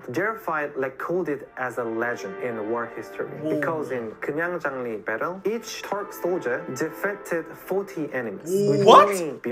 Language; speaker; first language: English; non-native, fluent; Korean